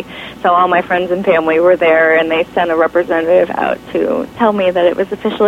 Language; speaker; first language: English; native; English